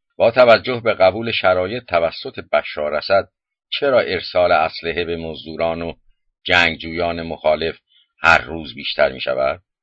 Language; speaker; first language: Persian; native; Persian